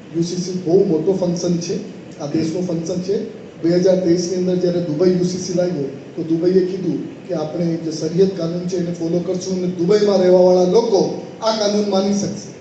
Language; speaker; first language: Gujarati; non-native, local second language; Marwari